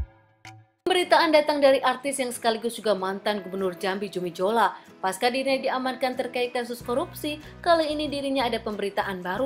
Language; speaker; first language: Indonesian; native; Indonesian